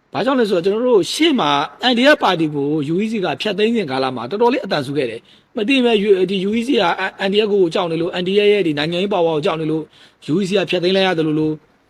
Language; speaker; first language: Burmese; native; Burmese